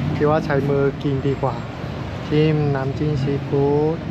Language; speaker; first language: Thai; non-native, fluent; Chinese